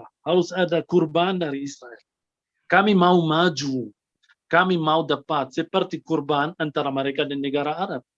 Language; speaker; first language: Indonesian; non-native, fluent; Arabic